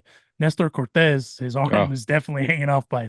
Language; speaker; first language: English; native; English